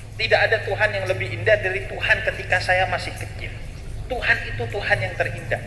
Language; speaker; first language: Indonesian; non-native, local second language; Madurese